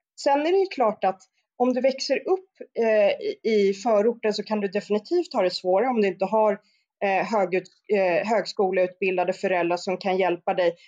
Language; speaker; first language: Swedish; native; Swedish